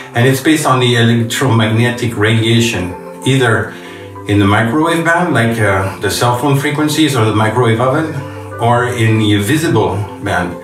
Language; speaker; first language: English; non-native, fluent; French